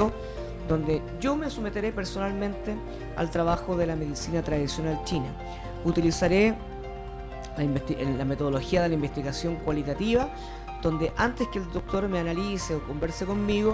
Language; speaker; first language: Spanish; native; Spanish